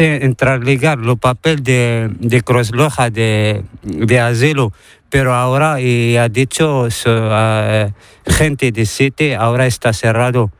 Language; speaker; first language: Spanish; non-native, learner; Arabic